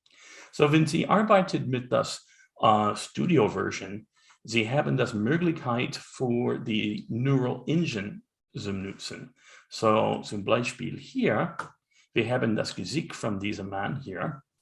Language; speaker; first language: German; non-native, learner; English